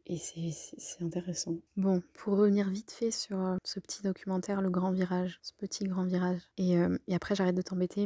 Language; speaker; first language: French; native; French